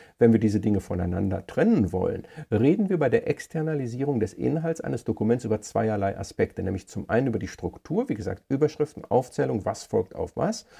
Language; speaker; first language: German; native; German